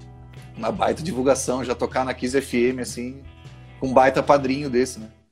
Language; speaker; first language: Portuguese; native; Portuguese